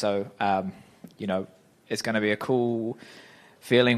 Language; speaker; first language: English; native; English